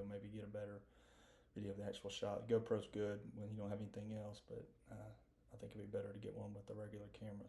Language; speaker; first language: English; native; English